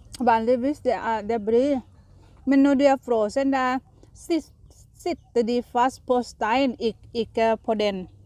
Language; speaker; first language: Norwegian; non-native, learner; Thai